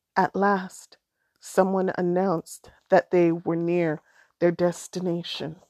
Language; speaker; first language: English; native; English